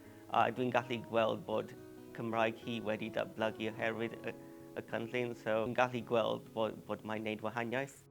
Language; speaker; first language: Welsh; non-native, fluent; English